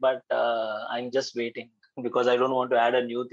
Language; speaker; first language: English; non-native, local second language; Telugu